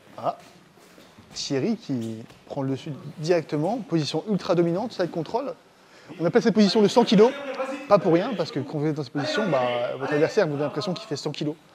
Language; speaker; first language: French; native; French